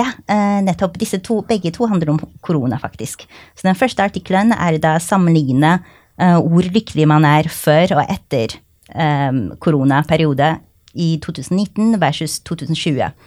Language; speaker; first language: Norwegian; non-native, fluent; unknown